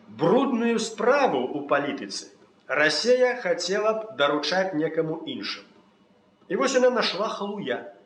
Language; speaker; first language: Belarusian; native; Belarusian